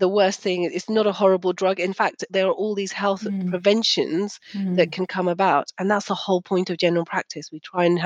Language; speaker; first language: English; early bilingual, other home language; Punjabi